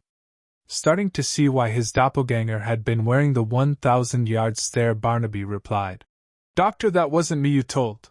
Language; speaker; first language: English; native; English